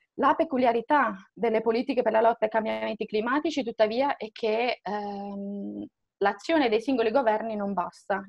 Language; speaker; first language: Italian; native; Italian